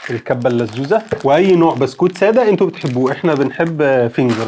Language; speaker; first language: Arabic; native; Arabic